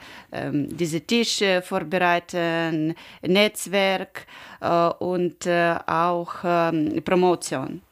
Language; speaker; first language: German; non-native, learner; Ukrainian